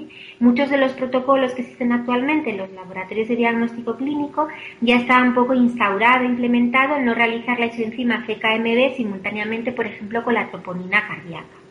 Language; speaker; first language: Spanish; native; Spanish